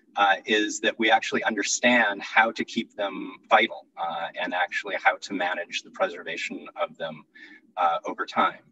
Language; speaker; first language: English; native; English